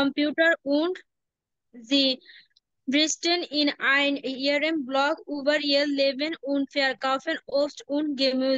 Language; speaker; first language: German; non-native, learner; Bangla